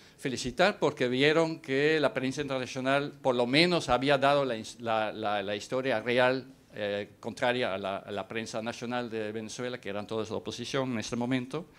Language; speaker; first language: Spanish; non-native, fluent; Dutch